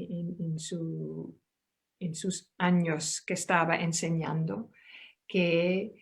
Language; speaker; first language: Spanish; non-native, fluent; Dutch